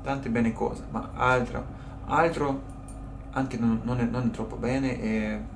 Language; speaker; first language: Italian; non-native, learner; Russian